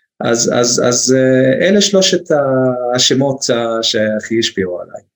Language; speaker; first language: Hebrew; non-native, local second language; Arabic